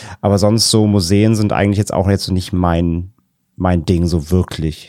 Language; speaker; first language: German; native; German